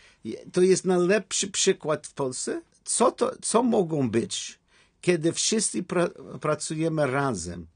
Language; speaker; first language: Polish; non-native, learner; English